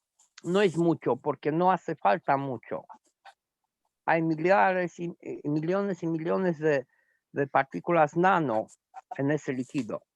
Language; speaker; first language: Spanish; non-native, fluent; Romanian